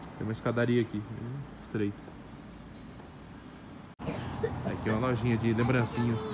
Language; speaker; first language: Portuguese; native; Portuguese